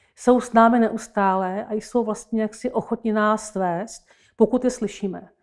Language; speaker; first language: Czech; native; Czech